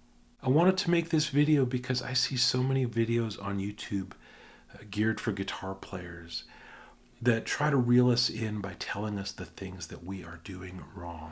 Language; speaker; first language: English; native; English